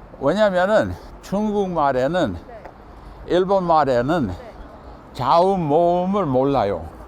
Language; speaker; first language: Korean; non-native, fluent; English